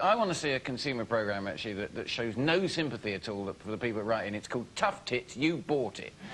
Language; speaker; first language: English; native; English